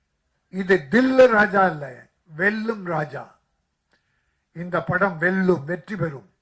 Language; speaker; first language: Tamil; native; Tamil